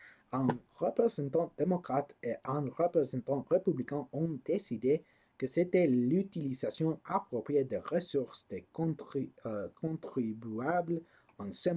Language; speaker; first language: French; non-native, learner; English